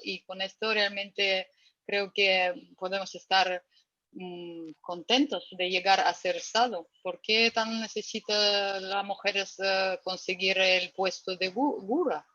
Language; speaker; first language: Spanish; non-native, learner; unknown